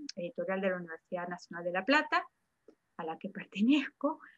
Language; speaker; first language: Spanish; native; Spanish